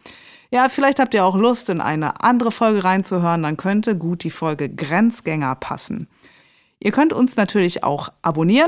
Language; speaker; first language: German; native; German